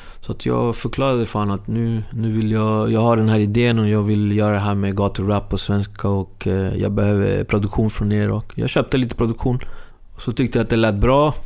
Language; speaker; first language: Swedish; early bilingual, other home language; Spanish